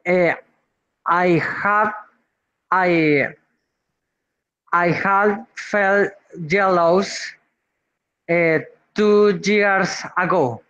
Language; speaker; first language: English; non-native, learner; Spanish